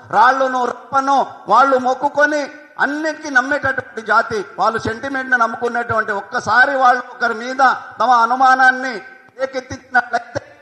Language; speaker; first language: Telugu; non-native, local second language; Lambadi